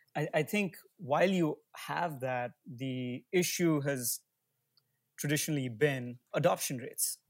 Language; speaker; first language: English; non-native, local second language; Hindi